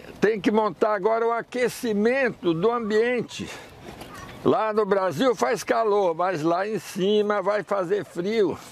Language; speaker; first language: Portuguese; early bilingual, other home language; Russian